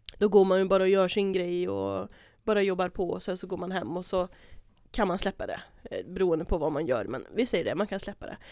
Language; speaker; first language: Swedish; native; Swedish